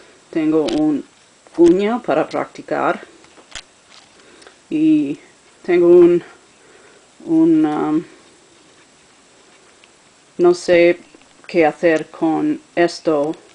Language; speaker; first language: Spanish; non-native, learner; English